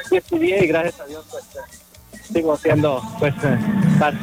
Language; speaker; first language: Spanish; native; Spanish